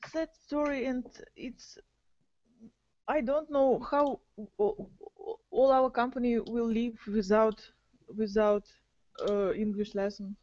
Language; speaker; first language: English; non-native, fluent; Russian